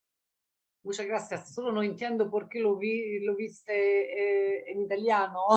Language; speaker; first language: Spanish; non-native, learner; Italian